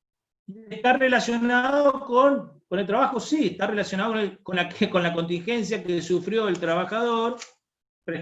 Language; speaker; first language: Spanish; native; Spanish